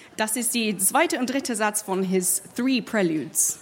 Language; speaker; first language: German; non-native, fluent; English